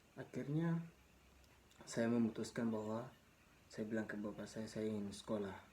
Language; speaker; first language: Indonesian; non-native, local second language; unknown